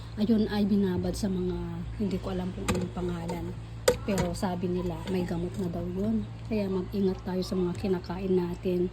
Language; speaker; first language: Filipino; non-native, local second language; Iloko